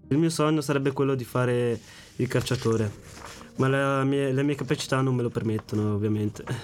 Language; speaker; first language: Italian; early bilingual, other home language; Arabic